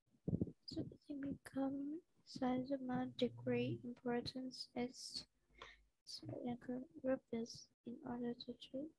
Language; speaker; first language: English; non-native, learner; Vietnamese